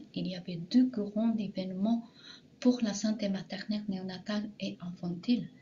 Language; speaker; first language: French; non-native, fluent; Japanese